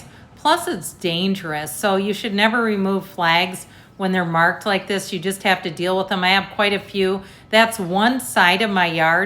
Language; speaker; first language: English; native; English